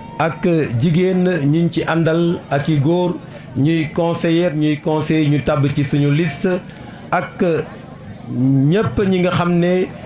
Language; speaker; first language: Wolof; non-native, local second language; Serer